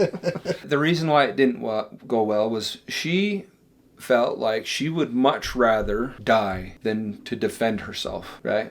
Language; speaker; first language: English; native; English